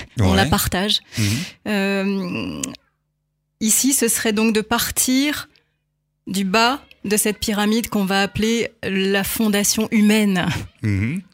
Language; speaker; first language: French; native; French